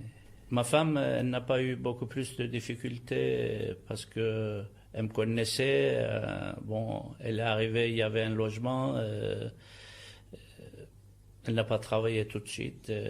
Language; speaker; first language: French; non-native, fluent; Turkish